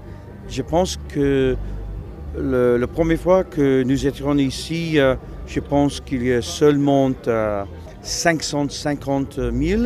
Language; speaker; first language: French; non-native, learner; English